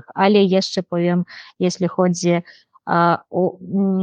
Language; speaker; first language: Polish; non-native, fluent; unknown